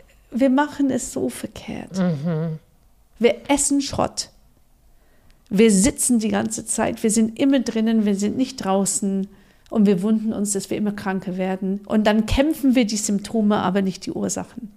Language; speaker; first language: German; non-native, fluent; English